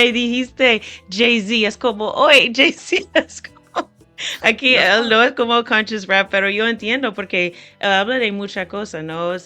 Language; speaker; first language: Spanish; non-native, fluent; English